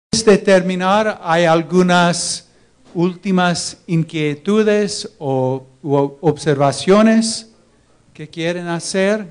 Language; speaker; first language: Spanish; non-native, fluent; English